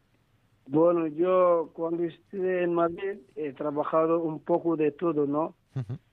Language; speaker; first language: Spanish; non-native, learner; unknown